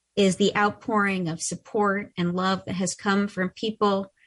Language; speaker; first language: English; early bilingual, other home language; Ukrainian